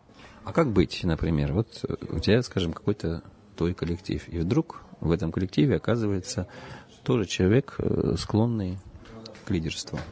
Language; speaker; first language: Russian; native; Russian